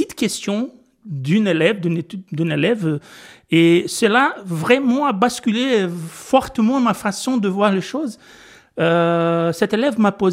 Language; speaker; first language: French; non-native, fluent; Portuguese